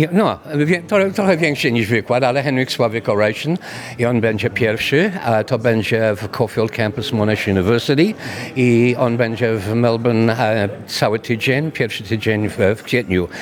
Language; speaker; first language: Polish; early bilingual, heritage; English